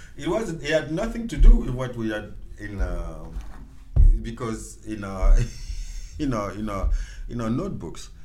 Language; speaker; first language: English; non-native, local second language; French